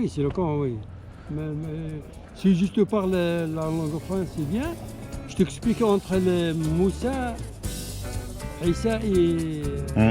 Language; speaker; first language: French; non-native, learner; Arabic